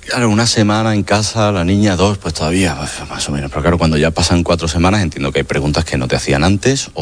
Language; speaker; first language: Spanish; native; Spanish